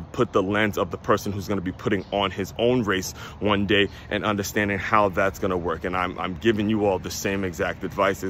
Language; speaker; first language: English; native; English